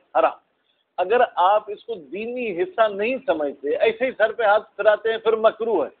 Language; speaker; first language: Urdu; non-native, local second language; Sindhi